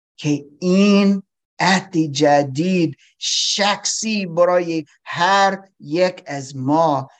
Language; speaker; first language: Persian; non-native, learner; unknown